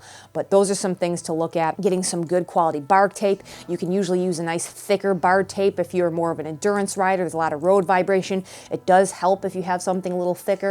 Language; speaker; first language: English; native; English